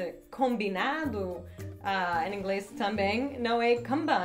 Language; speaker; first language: Portuguese; non-native, fluent; English